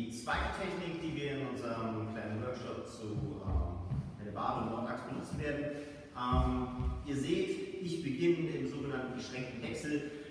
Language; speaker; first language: German; native; German